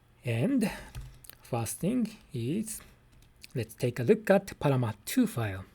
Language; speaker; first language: English; non-native, fluent; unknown